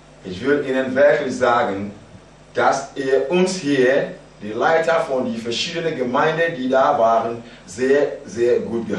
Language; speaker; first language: German; non-native, fluent; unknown